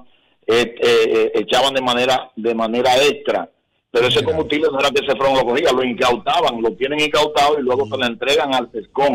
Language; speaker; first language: Spanish; native; Spanish